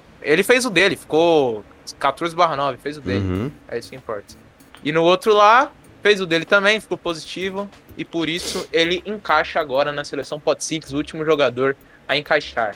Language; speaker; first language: Portuguese; native; Portuguese